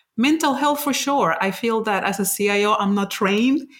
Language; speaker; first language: English; non-native, fluent; Spanish